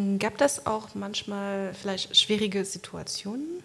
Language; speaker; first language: German; non-native, learner; French